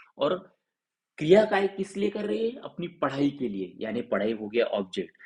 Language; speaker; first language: Hindi; non-native, local second language; Marathi